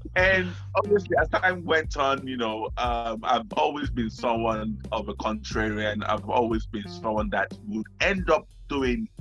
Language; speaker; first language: English; non-native, local second language; Yoruba